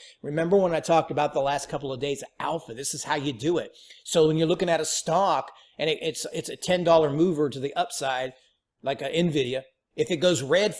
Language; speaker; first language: English; native; English